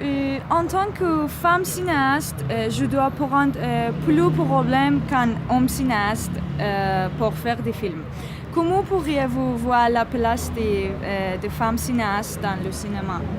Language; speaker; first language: French; non-native, learner; Persian